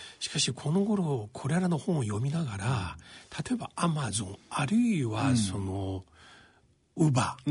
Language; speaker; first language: Japanese; non-native, fluent; Chinese